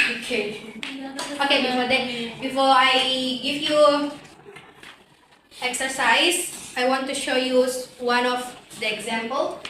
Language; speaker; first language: English; non-native, learner; Indonesian